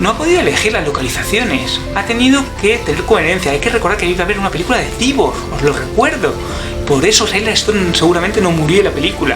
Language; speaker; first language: Spanish; native; Spanish